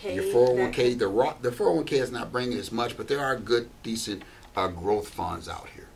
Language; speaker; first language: English; native; English